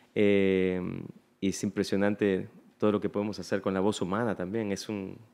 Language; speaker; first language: Spanish; native; Spanish